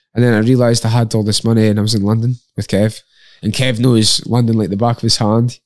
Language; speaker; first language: English; native; English